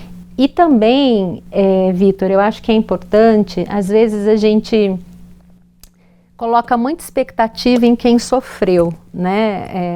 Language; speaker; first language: Portuguese; native; Portuguese